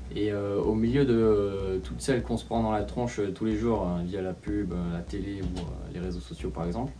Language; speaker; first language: French; native; French